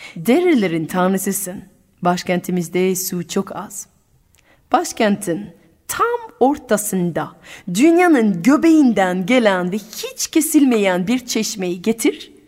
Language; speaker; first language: Turkish; non-native, fluent; French